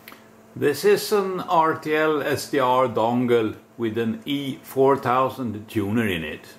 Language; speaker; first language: English; non-native, fluent; Swedish